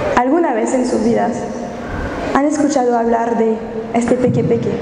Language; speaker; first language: Spanish; non-native, fluent; French